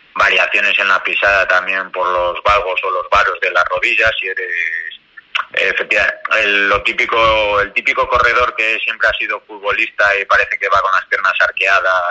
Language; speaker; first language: Spanish; native; Spanish